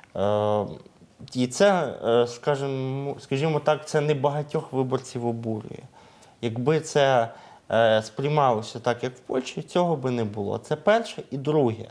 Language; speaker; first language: Ukrainian; native; Ukrainian